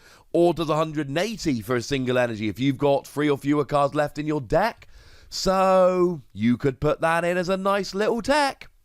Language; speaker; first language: English; native; English